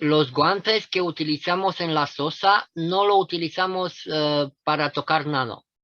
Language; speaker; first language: Spanish; non-native, fluent; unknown